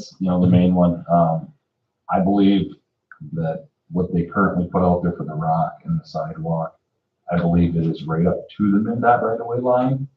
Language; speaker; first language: English; native; English